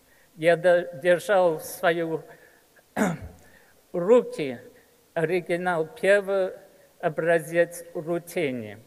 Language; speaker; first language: Russian; early bilingual, heritage; English